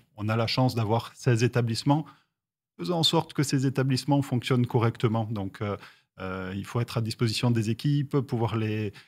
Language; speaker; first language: French; native; French